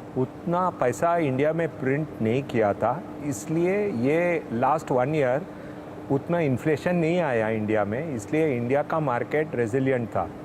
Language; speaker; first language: Hindi; non-native, local second language; Tamil